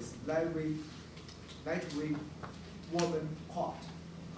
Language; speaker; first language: English; non-native, learner; Chinese